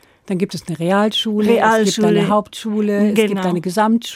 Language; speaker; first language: German; native; German